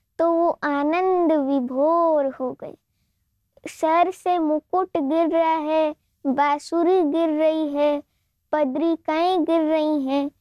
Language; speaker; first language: Hindi; non-native, local second language; Gujarati